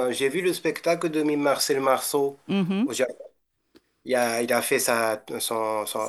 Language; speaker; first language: French; non-native, fluent; Japanese